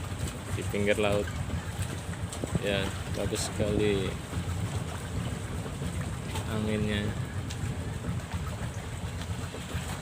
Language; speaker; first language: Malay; non-native, local second language; Javanese